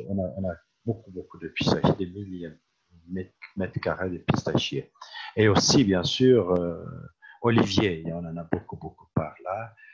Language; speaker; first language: French; non-native, fluent; Turkish